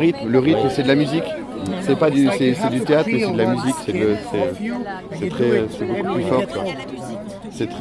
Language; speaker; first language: French; native; French